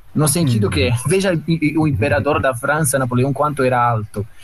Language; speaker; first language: Portuguese; non-native, fluent; Italian